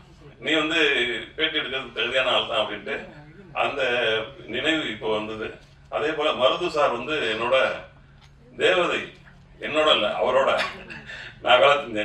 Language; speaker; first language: Tamil; native; Tamil